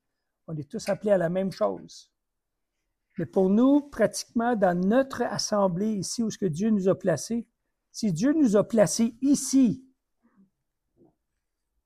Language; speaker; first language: French; native; French